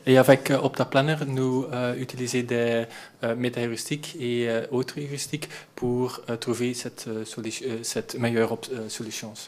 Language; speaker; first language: French; non-native, learner; Dutch